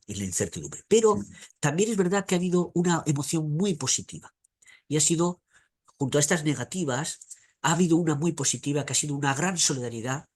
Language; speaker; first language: Spanish; native; Spanish